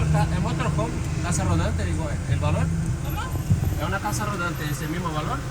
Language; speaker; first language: Spanish; non-native, learner; Portuguese